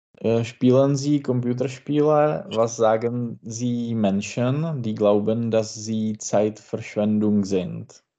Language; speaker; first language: German; non-native, learner; Czech